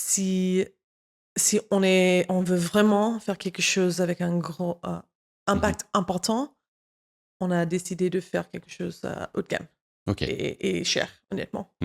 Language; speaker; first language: French; non-native, fluent; English